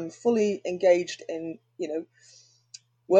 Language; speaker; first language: English; native; English